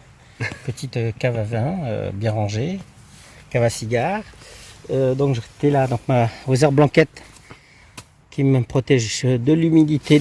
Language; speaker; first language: French; native; French